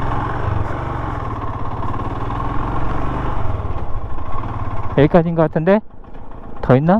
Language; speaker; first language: Korean; native; Korean